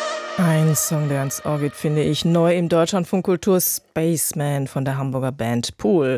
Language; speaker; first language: German; native; German